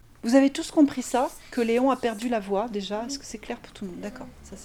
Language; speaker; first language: French; native; French